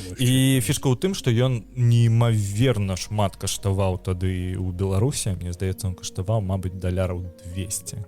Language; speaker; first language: Belarusian; native; Belarusian